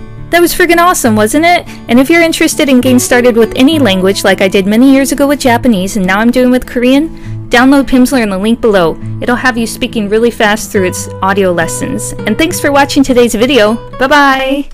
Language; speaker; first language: English; native; English